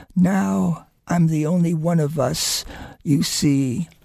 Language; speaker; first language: English; early bilingual, other home language; Spanish